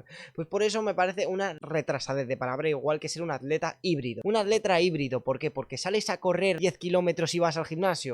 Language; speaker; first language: Spanish; native; Spanish